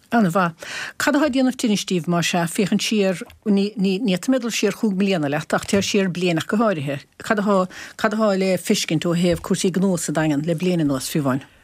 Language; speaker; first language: Irish; native; Irish